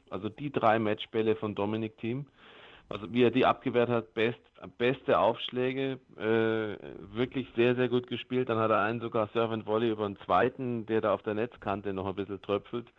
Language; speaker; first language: German; native; German